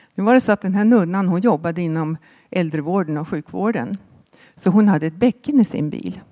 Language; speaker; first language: Swedish; native; Swedish